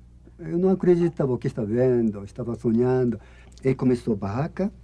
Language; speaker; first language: Portuguese; non-native, learner; Japanese